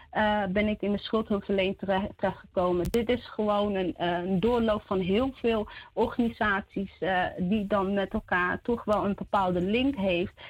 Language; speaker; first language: Dutch; early bilingual, other home language; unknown